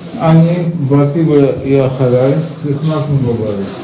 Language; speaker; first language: Hebrew; non-native, learner; Russian